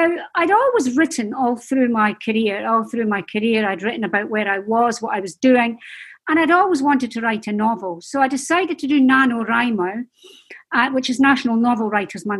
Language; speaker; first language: English; native; English